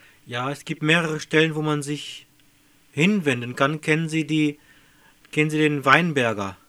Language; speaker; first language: German; native; German